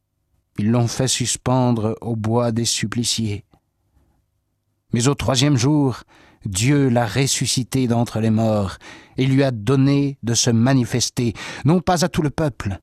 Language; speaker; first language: French; native; French